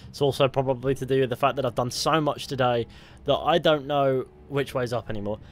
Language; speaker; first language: English; native; English